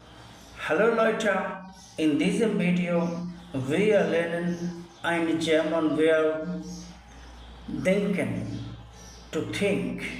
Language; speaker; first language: German; non-native, learner; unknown